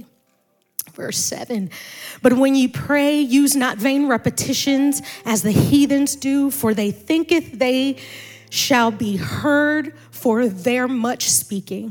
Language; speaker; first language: English; native; English